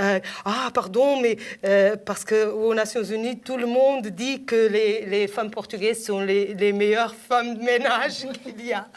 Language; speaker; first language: French; non-native, fluent; Portuguese